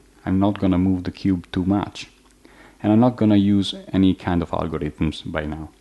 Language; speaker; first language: English; non-native, fluent; Italian